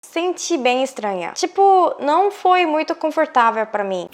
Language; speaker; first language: Portuguese; non-native, fluent; Korean